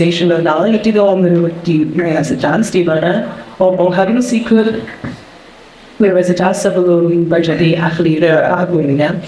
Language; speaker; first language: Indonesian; non-native, fluent; English